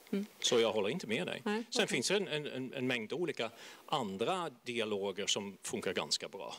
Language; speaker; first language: Swedish; non-native, fluent; Dutch